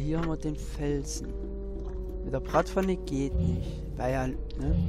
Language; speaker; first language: German; native; German